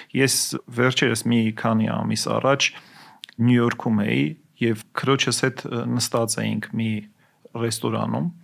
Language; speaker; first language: Armenian; native; Armenian